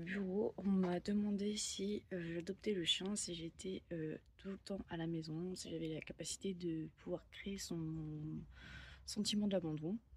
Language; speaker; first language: French; native; French